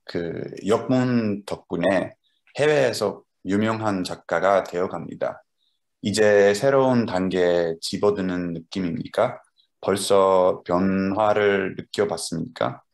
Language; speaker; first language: Korean; non-native, learner; Dutch